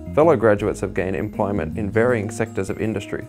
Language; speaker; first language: English; native; English